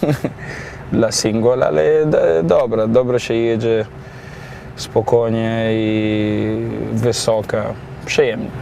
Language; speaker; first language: Polish; non-native, learner; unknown